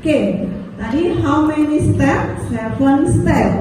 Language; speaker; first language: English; non-native, learner; Indonesian